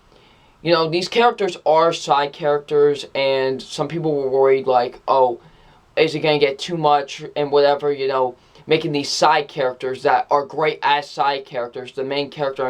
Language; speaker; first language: English; native; English